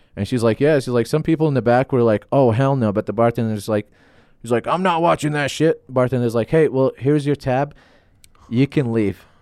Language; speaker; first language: English; non-native, fluent; Arabic